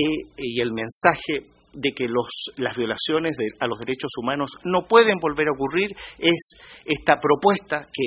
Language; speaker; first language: Spanish; native; Spanish